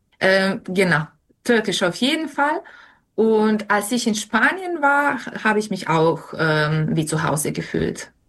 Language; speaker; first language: German; non-native, fluent; Serbian